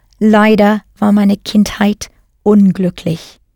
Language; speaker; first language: German; non-native, fluent; English